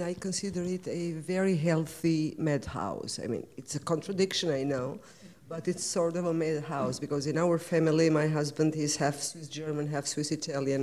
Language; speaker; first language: English; non-native, fluent; Albanian